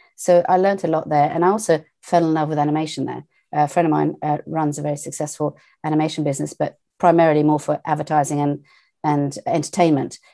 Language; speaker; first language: English; native; English